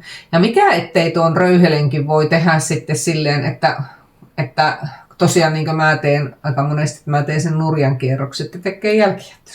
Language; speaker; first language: Finnish; native; Finnish